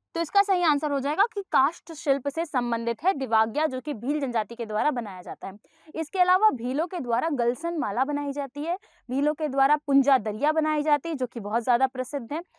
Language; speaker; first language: Hindi; native; Hindi